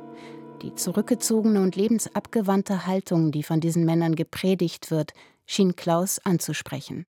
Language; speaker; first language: German; native; German